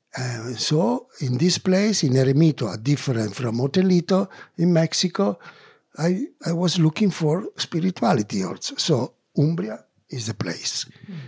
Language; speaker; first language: English; non-native, learner; Italian